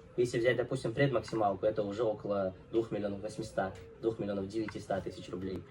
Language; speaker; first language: Russian; non-native, local second language; Uzbek